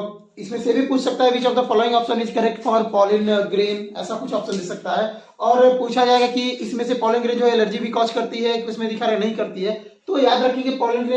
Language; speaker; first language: Hindi; native; Hindi